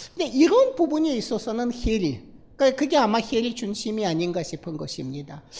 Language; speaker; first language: Korean; non-native, fluent; Russian